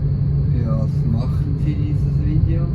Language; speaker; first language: German; non-native, fluent; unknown